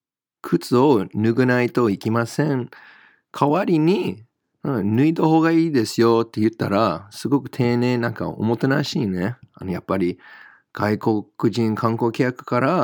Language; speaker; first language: Japanese; non-native, fluent; English